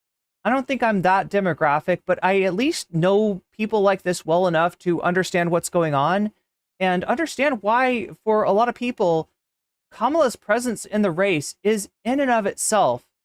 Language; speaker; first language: English; native; English